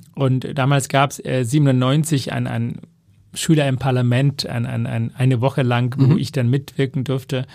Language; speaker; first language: German; non-native, fluent; Tamil